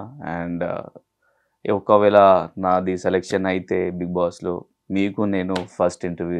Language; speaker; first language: Telugu; non-native, learner; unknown